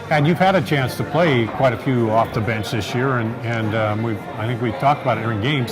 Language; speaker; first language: English; native; English